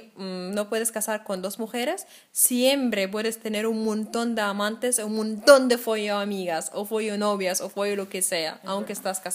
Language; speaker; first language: Spanish; non-native, fluent; Arabic